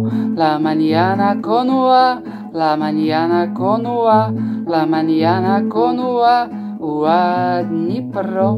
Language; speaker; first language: Spanish; non-native, fluent; Ukrainian